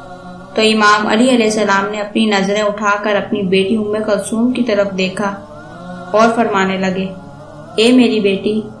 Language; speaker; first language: Urdu; native; Urdu